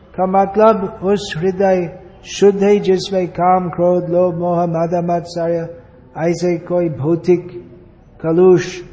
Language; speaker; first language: Hindi; non-native, fluent; English